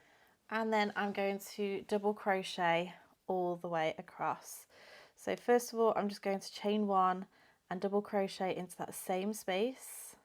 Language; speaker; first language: English; native; English